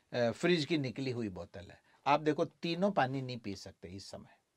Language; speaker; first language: Hindi; native; Hindi